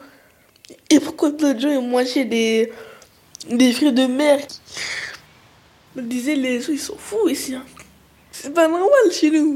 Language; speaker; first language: French; early bilingual, other home language; Arabic